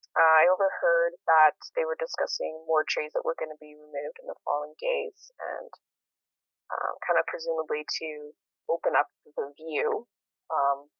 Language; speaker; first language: English; native; English